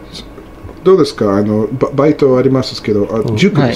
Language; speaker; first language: Japanese; non-native, learner; English